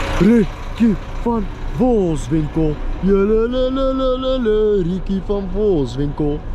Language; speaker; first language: Dutch; early bilingual, other home language; Turkish